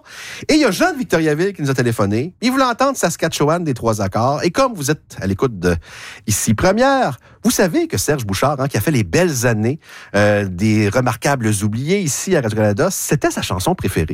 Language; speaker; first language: French; native; French